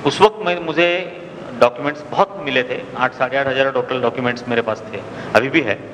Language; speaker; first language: Hindi; non-native, local second language; Marathi